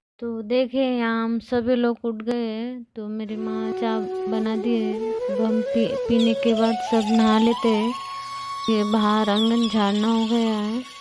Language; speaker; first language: Hindi; non-native, local second language; Telugu